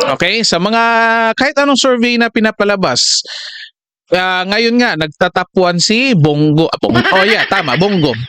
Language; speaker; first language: Filipino; non-native, local second language; Cebuano